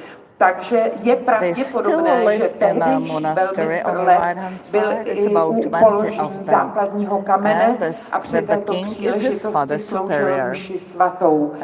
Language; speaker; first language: Czech; native; Czech